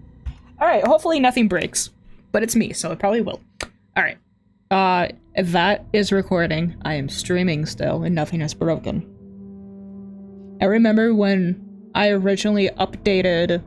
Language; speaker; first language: English; native; English